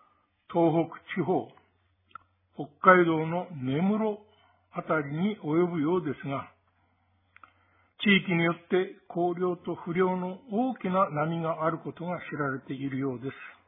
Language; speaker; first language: Japanese; native; Japanese